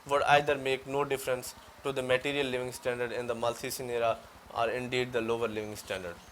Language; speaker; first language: English; non-native, local second language; Urdu